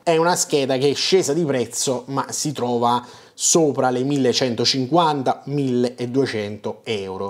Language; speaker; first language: Italian; native; Italian